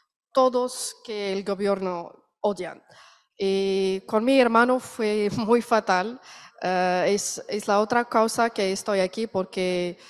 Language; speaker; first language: Spanish; non-native, learner; Arabic